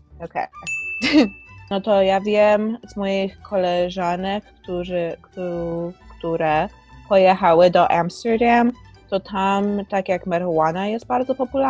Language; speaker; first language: Polish; early bilingual, heritage; Polish